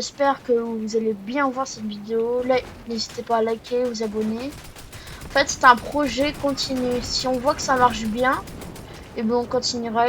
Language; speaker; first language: French; native; French